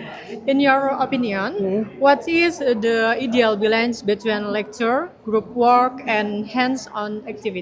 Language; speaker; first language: English; non-native, learner; Indonesian